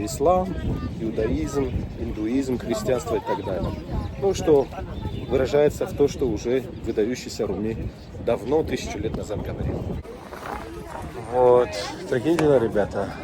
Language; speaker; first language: Russian; non-native, fluent; Tajik